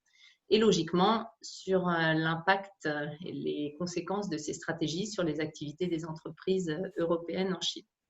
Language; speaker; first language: French; native; French